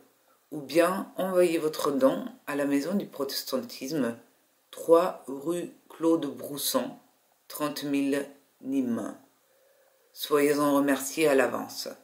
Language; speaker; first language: French; native; French